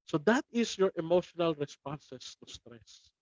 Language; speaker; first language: English; non-native, local second language; Filipino